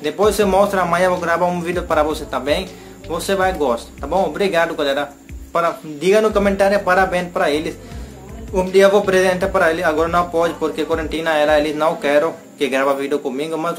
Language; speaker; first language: Portuguese; non-native, learner; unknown